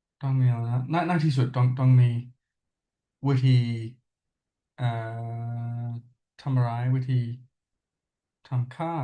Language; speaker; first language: Thai; non-native, learner; English